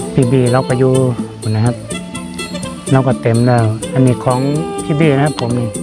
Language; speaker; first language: Thai; native; Thai